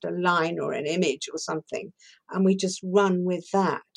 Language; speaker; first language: English; early bilingual, other home language; Persian